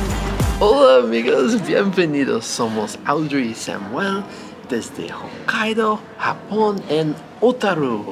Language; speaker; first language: Spanish; non-native, learner; English